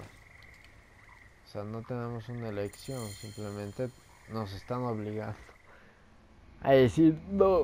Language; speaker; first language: Spanish; native; Spanish